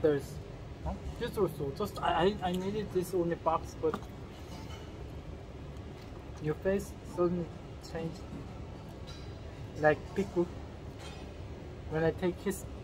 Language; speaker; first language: English; non-native, learner; Korean